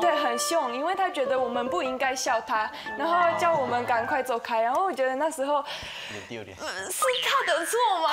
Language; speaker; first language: Chinese; non-native, fluent; Italian